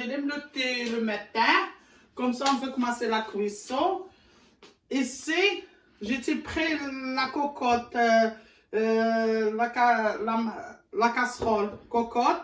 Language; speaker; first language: French; non-native, learner; Arabic